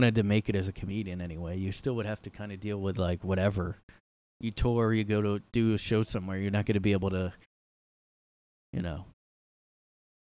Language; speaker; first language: English; native; English